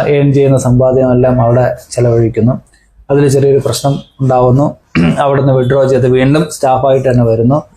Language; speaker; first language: Malayalam; native; Malayalam